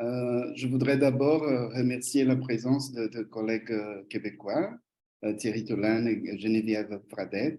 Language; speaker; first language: French; non-native, fluent; Portuguese